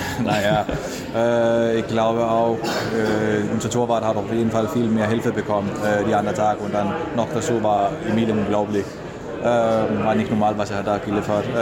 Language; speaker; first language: German; non-native, fluent; Danish